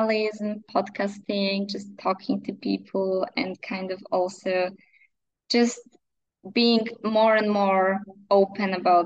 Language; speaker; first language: English; non-native, fluent; Polish